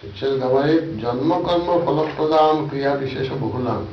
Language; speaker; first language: Russian; non-native, learner; Bangla